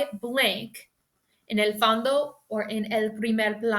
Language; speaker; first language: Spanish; non-native, fluent; English